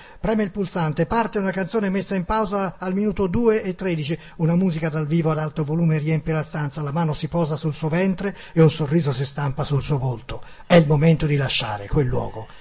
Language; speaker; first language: Italian; native; Italian